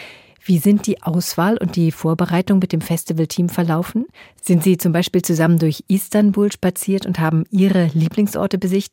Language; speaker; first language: German; native; German